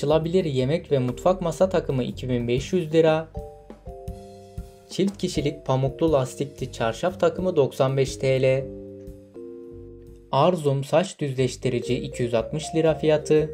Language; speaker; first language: Turkish; native; Turkish